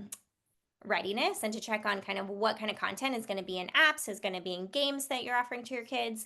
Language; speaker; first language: English; native; English